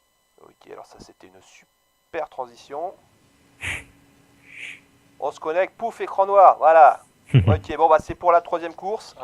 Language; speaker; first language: French; native; French